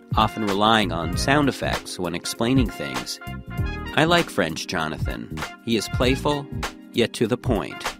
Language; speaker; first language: English; native; English